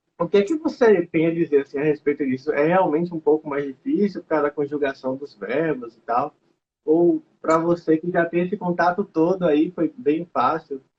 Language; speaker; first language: Portuguese; native; Portuguese